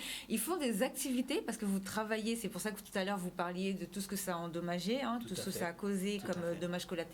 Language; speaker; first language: French; native; French